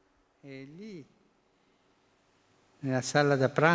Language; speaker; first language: Italian; non-native, fluent; Spanish